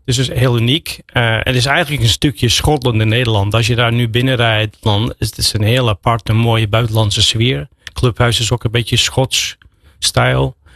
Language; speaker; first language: Dutch; non-native, fluent; English